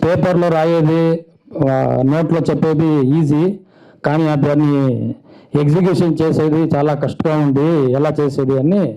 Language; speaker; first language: Telugu; non-native, learner; Kannada